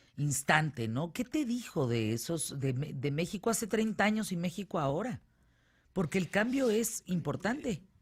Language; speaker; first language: Spanish; native; Spanish